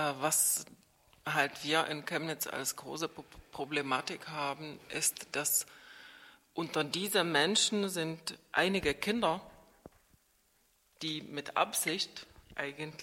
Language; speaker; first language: German; non-native, fluent; Czech